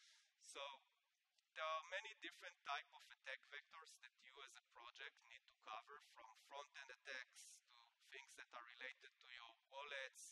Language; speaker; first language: English; non-native, fluent; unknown